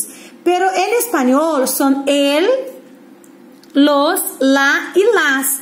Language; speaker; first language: Spanish; non-native, fluent; Portuguese